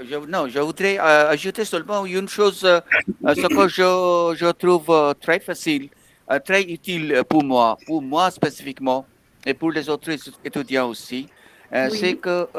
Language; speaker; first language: French; non-native, fluent; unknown